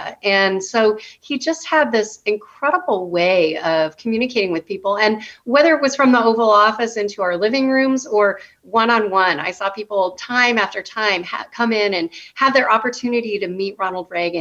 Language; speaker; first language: English; native; English